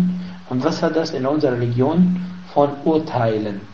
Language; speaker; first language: German; non-native, fluent; Arabic